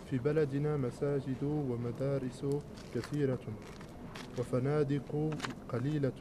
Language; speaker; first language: Arabic; non-native, learner; French